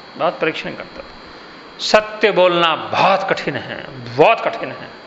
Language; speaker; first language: Hindi; non-native, local second language; Gujarati